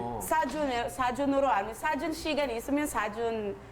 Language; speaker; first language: Korean; non-native, learner; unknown